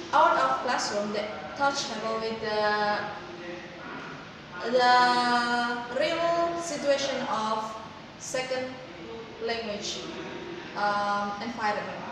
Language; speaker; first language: English; non-native, learner; Indonesian